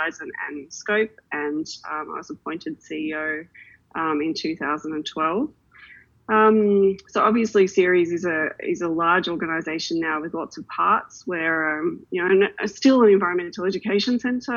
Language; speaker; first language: English; native; English